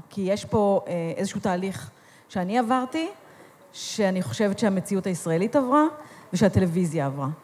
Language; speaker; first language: Hebrew; native; Hebrew